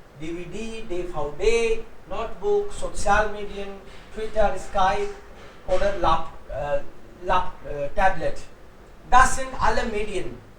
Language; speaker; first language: German; non-native, fluent; Hindi